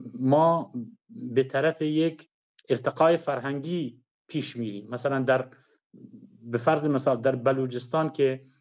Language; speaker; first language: Persian; non-native, local second language; Kurdish